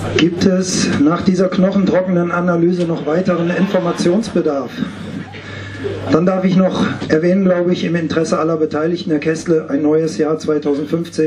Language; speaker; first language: German; native; German